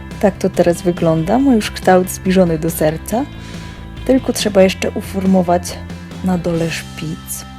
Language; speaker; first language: Polish; native; Polish